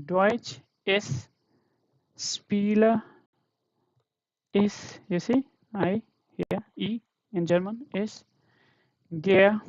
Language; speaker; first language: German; non-native, fluent; Hindi